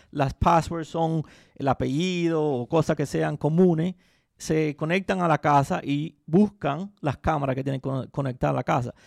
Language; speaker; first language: Spanish; early bilingual, heritage; Spanish